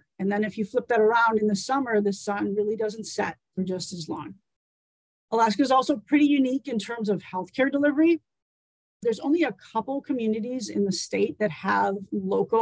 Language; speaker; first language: English; native; English